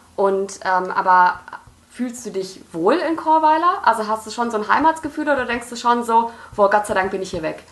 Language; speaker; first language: German; native; German